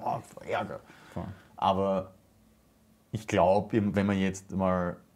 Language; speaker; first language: German; native; German